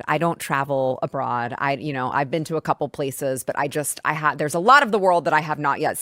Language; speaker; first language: English; native; English